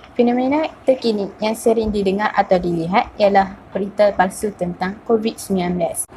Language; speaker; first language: Malay; native; Malay